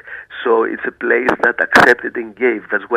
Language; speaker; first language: English; non-native, fluent; Greek